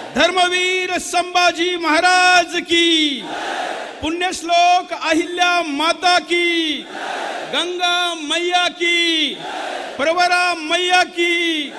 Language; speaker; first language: Hindi; non-native, local second language; Marathi